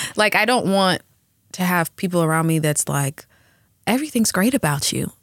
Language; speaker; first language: English; native; English